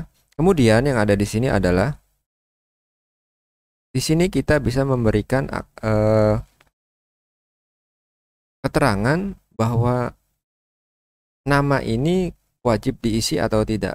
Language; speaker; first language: Indonesian; native; Indonesian